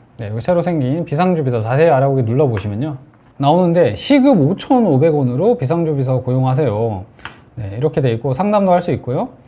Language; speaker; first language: Korean; native; Korean